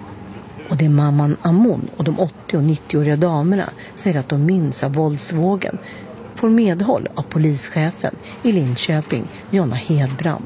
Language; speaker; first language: Swedish; native; Swedish